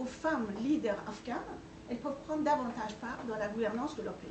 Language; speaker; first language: French; non-native, fluent; Persian